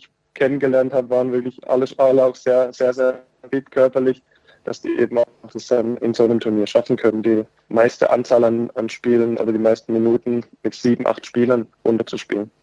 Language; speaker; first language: German; native; German